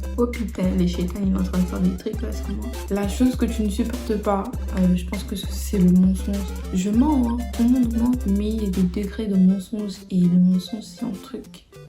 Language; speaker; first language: French; early bilingual, other home language; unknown